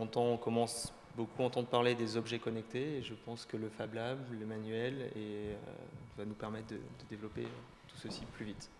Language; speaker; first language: French; native; French